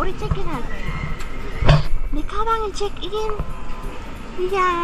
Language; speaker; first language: Korean; non-native, learner; Filipino